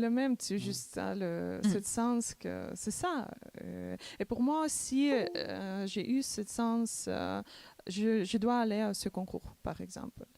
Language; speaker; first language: French; non-native, learner; Macedonian